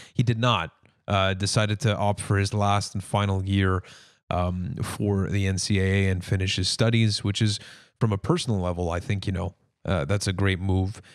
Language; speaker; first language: English; native; English